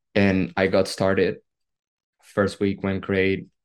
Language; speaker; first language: English; non-native, fluent; Spanish